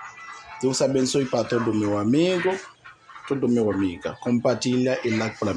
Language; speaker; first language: Portuguese; non-native, learner; Haitian Creole